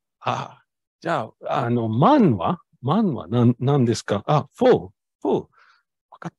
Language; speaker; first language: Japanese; non-native, learner; English